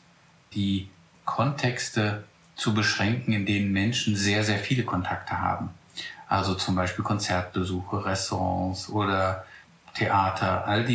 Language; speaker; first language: German; native; German